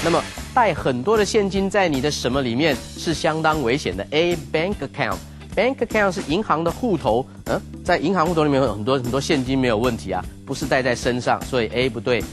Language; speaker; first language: Chinese; native; Chinese